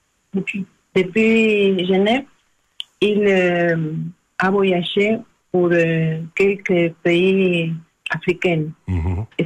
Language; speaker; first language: French; non-native, learner; Spanish